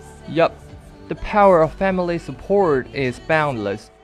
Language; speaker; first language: English; non-native, learner; Chinese